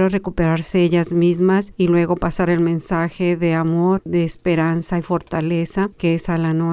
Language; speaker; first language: Spanish; native; Spanish